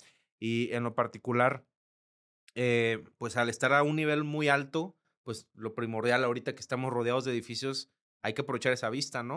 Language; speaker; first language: Spanish; native; Spanish